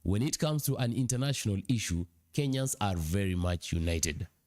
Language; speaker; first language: English; non-native, local second language; Swahili